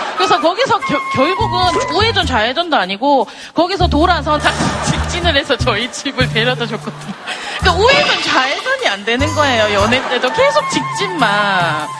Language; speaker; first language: Korean; native; Korean